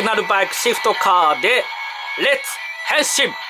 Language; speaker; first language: Japanese; native; Japanese